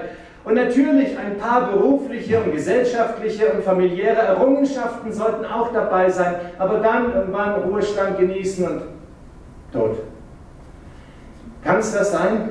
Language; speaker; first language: German; native; German